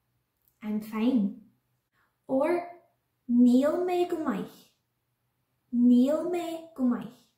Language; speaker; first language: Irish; non-native, local second language; English